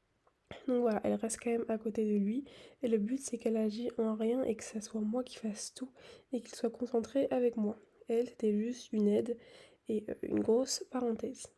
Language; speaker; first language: French; native; French